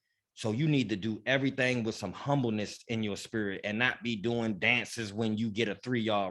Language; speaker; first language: English; native; English